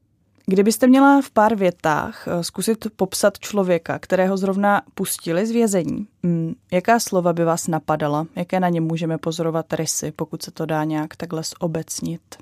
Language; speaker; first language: Czech; native; Czech